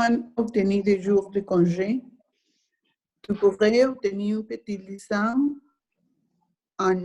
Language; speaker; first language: French; non-native, learner; Spanish